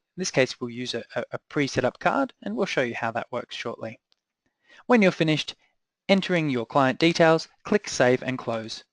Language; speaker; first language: English; native; English